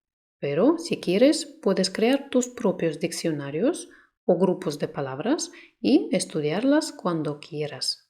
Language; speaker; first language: Spanish; non-native, fluent; Russian